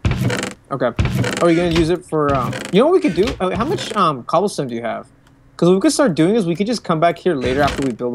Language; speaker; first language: English; native; English